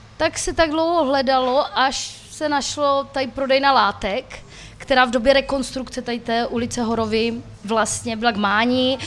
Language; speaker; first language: Czech; native; Czech